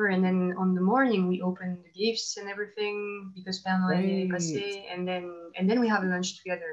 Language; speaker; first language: English; non-native, fluent; French